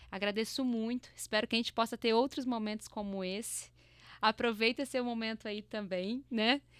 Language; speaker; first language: Portuguese; native; Portuguese